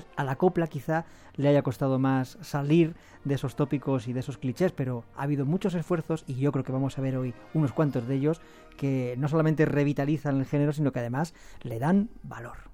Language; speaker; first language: Spanish; native; Spanish